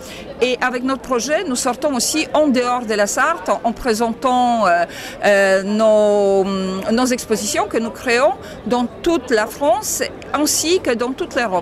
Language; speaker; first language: French; non-native, fluent; Polish